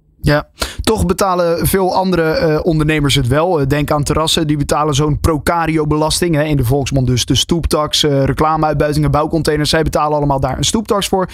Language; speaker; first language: Dutch; native; Dutch